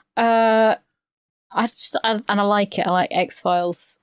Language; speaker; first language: English; native; English